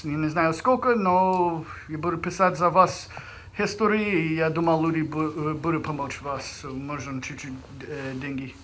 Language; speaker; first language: Russian; non-native, learner; English